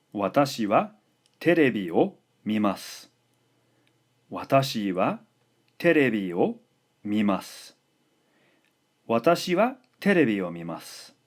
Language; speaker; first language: Japanese; non-native, fluent; English